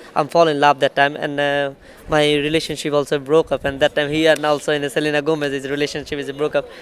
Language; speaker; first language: English; non-native, local second language; Bangla